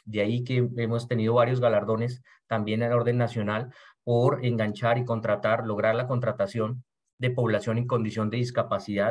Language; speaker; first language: Spanish; native; Spanish